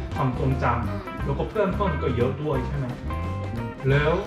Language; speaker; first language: Thai; non-native, learner; Korean